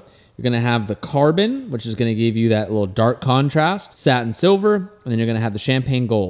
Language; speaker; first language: English; native; English